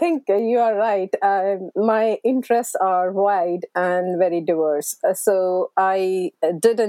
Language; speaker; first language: English; non-native, local second language; Hindi